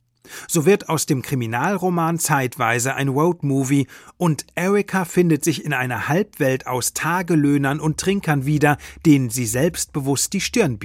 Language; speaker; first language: German; native; German